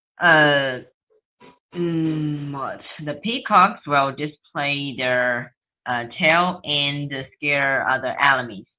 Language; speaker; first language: English; non-native, learner; Chinese